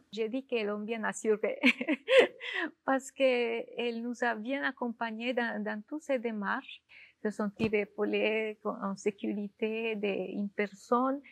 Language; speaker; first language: French; non-native, fluent; Spanish